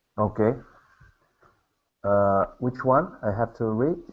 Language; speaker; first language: English; non-native, learner; Portuguese